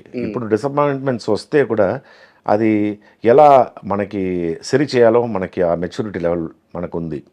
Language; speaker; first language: Telugu; non-native, fluent; Tamil